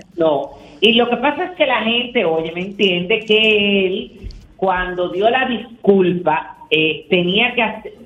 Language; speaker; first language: Spanish; native; Spanish